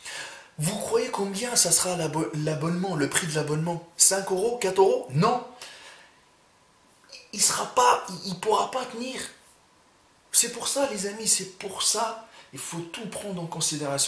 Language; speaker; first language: French; native; French